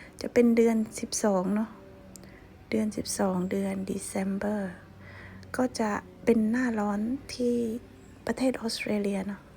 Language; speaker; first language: Thai; non-native, local second language; Lao